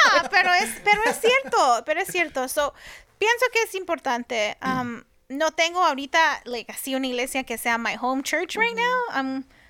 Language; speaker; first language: Spanish; early bilingual, heritage; Spanish